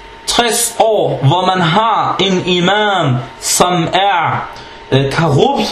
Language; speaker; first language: Danish; early bilingual, other home language; Arabic